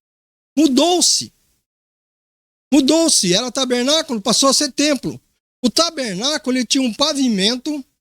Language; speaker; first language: Portuguese; native; Portuguese